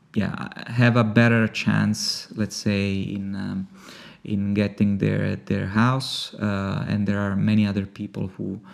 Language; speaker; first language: English; non-native, fluent; Italian